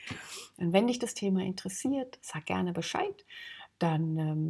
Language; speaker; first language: German; native; German